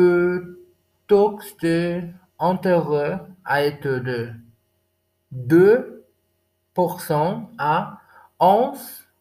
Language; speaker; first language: French; non-native, learner; Portuguese